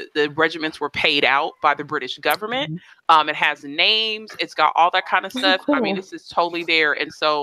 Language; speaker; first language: English; native; English